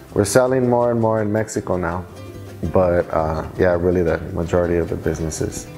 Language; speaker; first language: English; native; English